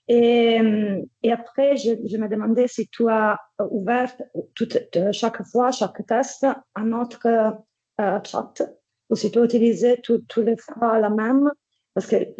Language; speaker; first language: French; non-native, fluent; Italian